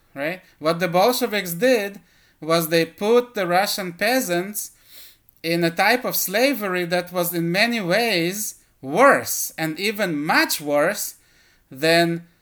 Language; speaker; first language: English; early bilingual, other home language; Russian